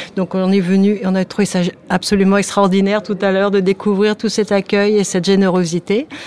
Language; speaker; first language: French; native; French